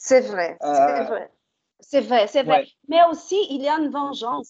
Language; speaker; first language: French; non-native, learner; Portuguese